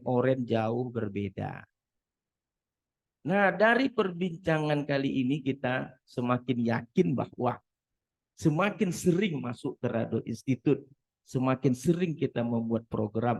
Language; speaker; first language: Indonesian; native; Indonesian